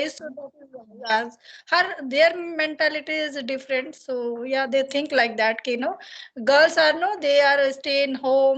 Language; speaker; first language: English; non-native, learner; Hindi